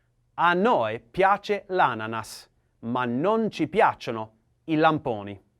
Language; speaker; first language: Italian; non-native, learner; English